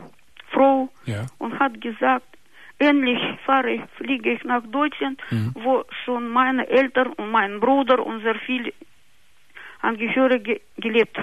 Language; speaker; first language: German; non-native, local second language; Russian